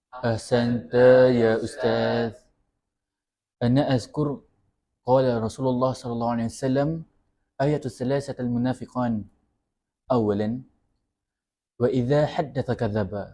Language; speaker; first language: Arabic; non-native, learner; Malay